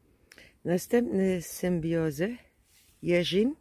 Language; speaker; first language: Polish; non-native, learner; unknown